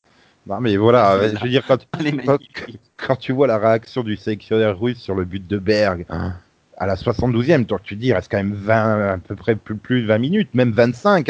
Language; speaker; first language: French; native; French